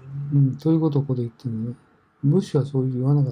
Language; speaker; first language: Japanese; native; Japanese